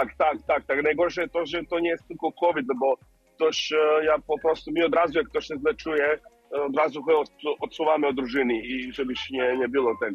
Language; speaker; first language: Polish; non-native, learner; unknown